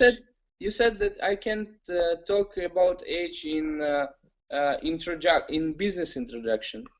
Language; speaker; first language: English; non-native, learner; Ukrainian